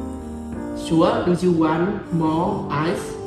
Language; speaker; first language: English; non-native, learner; Vietnamese